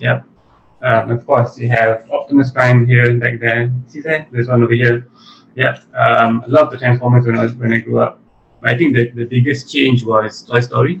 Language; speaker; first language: English; early bilingual, other home language; Malay